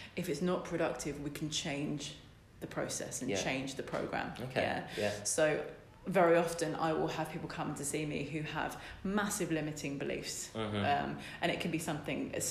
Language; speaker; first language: English; native; English